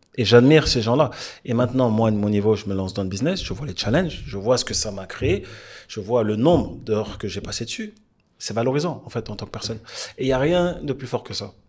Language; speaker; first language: French; native; French